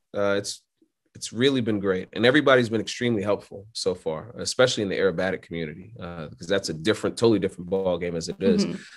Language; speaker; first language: English; native; English